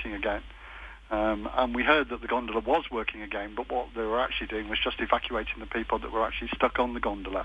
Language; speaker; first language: English; native; English